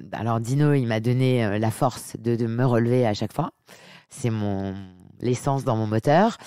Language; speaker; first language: French; native; French